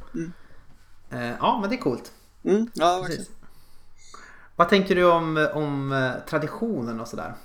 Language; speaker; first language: Swedish; native; Swedish